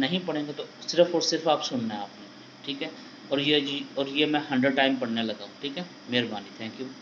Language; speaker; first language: Hindi; non-native, local second language; Punjabi